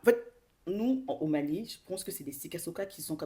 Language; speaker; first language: French; non-native, local second language; Bambara